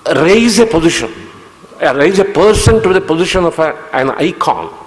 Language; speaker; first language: English; non-native, local second language; Kannada